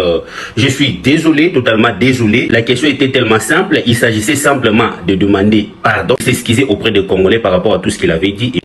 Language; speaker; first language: French; non-native, local second language; Lingala